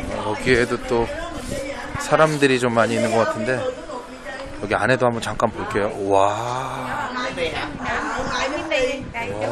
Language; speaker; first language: Korean; native; Korean